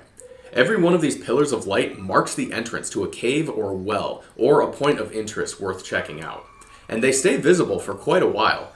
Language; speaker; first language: English; native; English